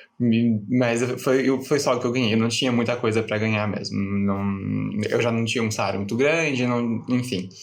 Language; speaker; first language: Portuguese; native; Portuguese